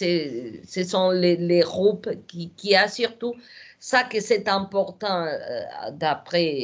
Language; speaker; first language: French; non-native, learner; Portuguese